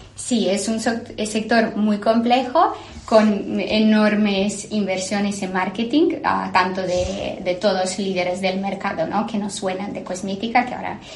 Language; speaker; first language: Spanish; non-native, fluent; Serbian